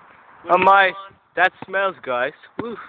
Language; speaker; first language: English; non-native, learner; Dutch